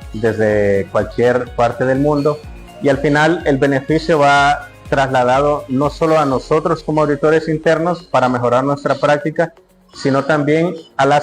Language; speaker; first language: Spanish; native; Spanish